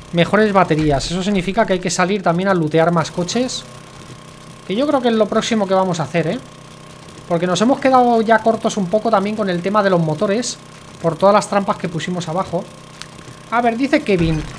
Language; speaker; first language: Spanish; native; Spanish